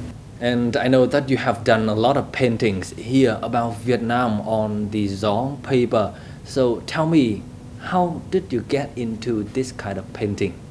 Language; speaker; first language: English; non-native, fluent; Vietnamese